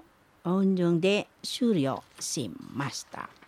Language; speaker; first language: Japanese; non-native, learner; Indonesian